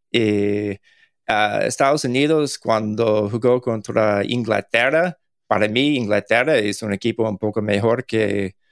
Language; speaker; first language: Spanish; non-native, learner; English